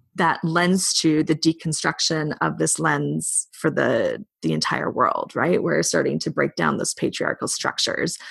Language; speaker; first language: English; native; English